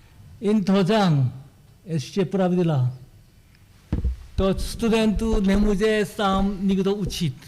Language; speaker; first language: Czech; non-native, learner; Korean